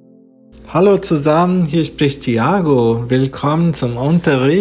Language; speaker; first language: German; non-native, fluent; Portuguese